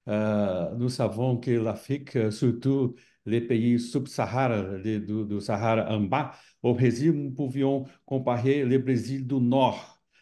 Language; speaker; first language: French; non-native, fluent; Portuguese